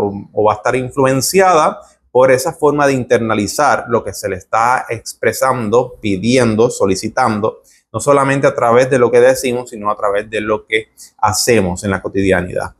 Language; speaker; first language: Spanish; native; Spanish